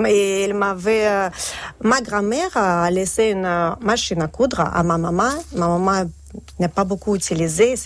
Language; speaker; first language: French; non-native, fluent; Russian